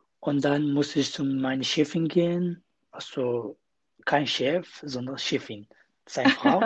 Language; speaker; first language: German; non-native, learner; Kurdish